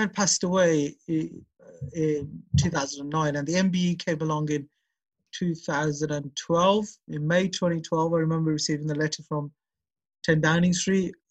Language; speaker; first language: English; native; English